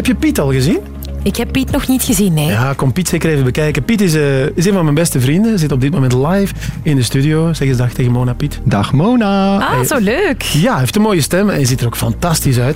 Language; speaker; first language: Dutch; native; Dutch